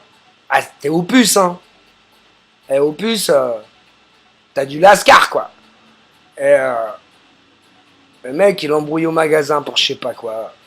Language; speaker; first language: French; native; French